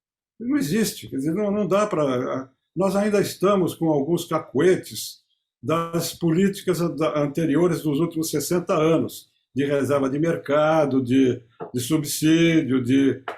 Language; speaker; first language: Portuguese; native; Portuguese